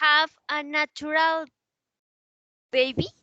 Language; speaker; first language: English; non-native, learner; Spanish